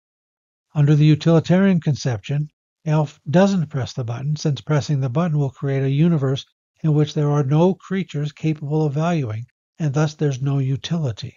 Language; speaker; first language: English; native; English